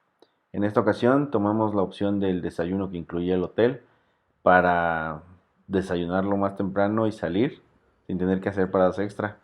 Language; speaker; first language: Spanish; native; Spanish